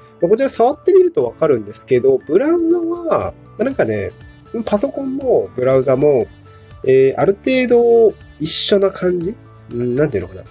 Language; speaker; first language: Japanese; native; Japanese